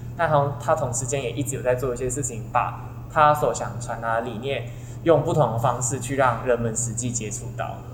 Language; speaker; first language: Chinese; native; Chinese